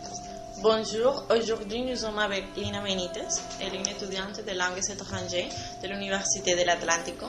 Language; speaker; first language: French; non-native, learner; Spanish